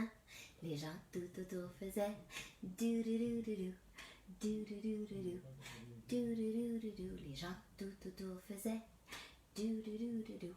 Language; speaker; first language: French; native; French